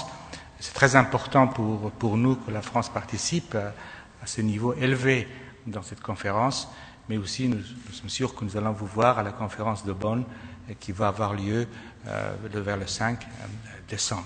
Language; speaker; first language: French; non-native, fluent; Persian